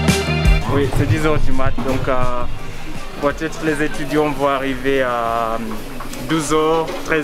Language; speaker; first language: French; non-native, fluent; Luo (Kenya and Tanzania)